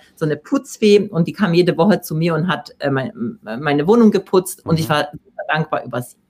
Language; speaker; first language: German; non-native, fluent; Polish